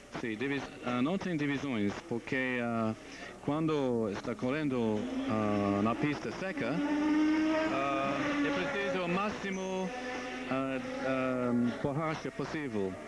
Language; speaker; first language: Portuguese; non-native, learner; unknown